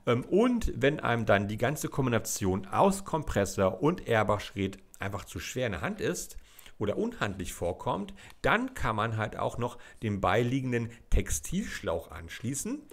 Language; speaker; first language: German; native; German